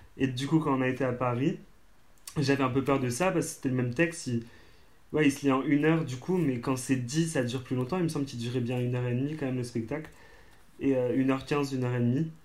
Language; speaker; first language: French; native; French